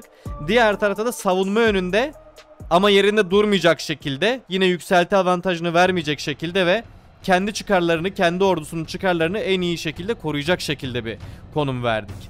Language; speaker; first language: Turkish; native; Turkish